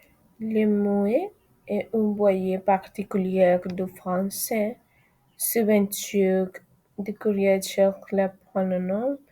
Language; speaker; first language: French; non-native, learner; Spanish